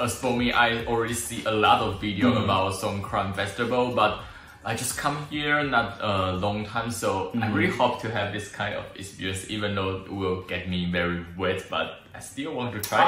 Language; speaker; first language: English; non-native, learner; Chinese